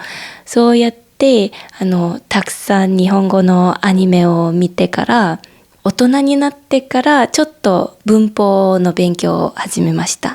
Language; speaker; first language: Japanese; non-native, fluent; Korean